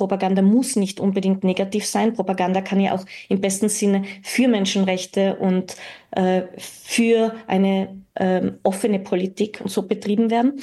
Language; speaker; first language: German; native; German